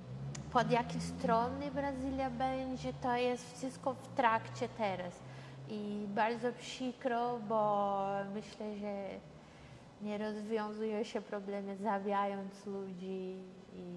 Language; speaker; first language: Polish; early bilingual, heritage; Portuguese